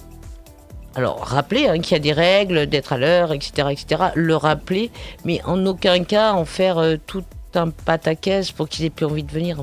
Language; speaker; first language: French; native; French